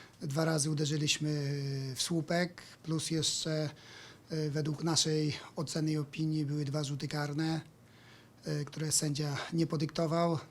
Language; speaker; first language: Polish; native; Polish